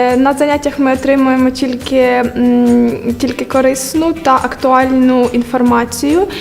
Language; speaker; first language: Ukrainian; native; Ukrainian